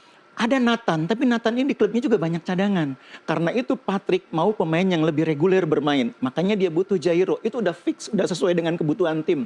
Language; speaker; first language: Indonesian; native; Indonesian